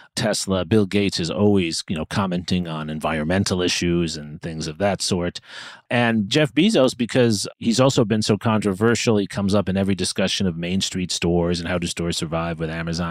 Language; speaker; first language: English; native; English